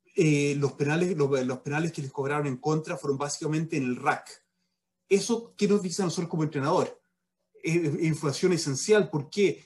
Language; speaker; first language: Spanish; early bilingual, heritage; Spanish